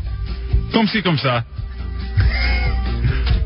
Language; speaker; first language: Spanish; non-native, learner; English